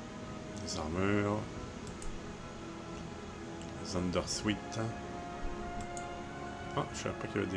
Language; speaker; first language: French; native; French